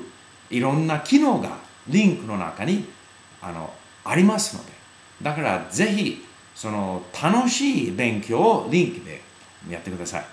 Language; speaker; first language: Japanese; non-native, fluent; English